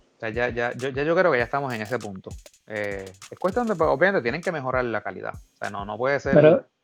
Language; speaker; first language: Spanish; native; Spanish